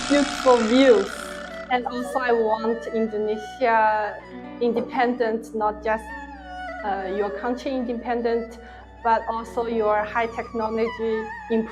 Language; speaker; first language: English; non-native, learner; Chinese